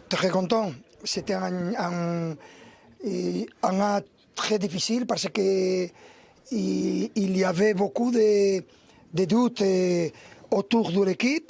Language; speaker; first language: French; non-native, learner; Spanish